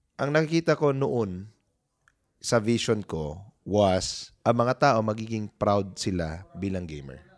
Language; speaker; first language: Filipino; non-native, local second language; Cebuano